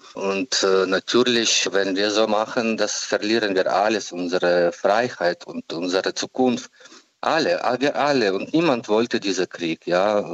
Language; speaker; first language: German; non-native, learner; Ukrainian